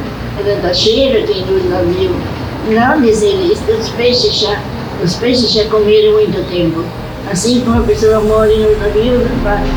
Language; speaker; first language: Portuguese; non-native, local second language; German